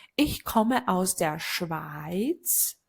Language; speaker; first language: German; non-native, learner; Ukrainian